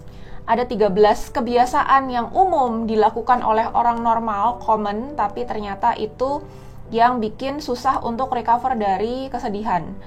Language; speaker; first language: Indonesian; native; Indonesian